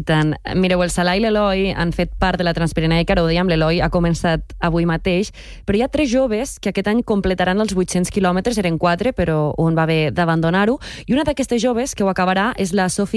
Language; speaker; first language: Catalan; native; Catalan